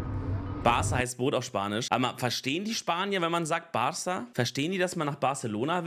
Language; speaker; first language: German; native; German